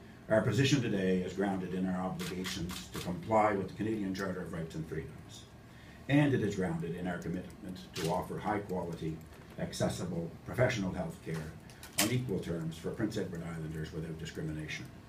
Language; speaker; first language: English; native; English